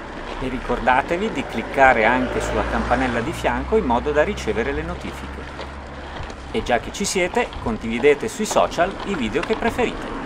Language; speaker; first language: Italian; native; Italian